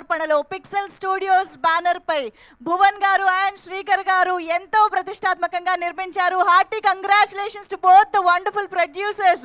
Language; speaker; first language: Telugu; native; Telugu